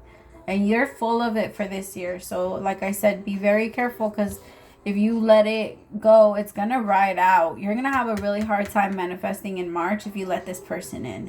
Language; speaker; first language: English; native; English